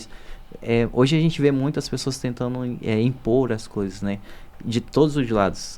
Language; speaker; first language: Portuguese; native; Portuguese